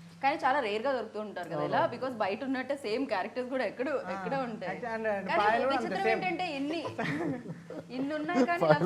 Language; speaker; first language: Telugu; native; Telugu